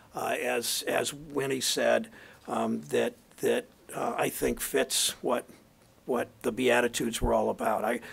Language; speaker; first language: English; native; English